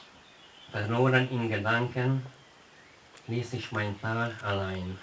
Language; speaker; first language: German; non-native, local second language; Hungarian